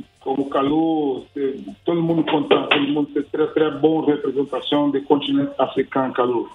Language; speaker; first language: French; non-native, learner; Portuguese